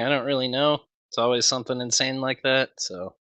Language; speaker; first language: English; native; English